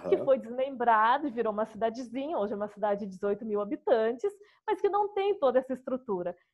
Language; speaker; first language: Portuguese; native; Portuguese